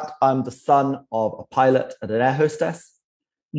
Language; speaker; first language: English; native; English